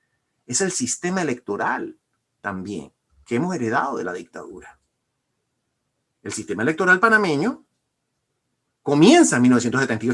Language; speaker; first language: Spanish; native; Spanish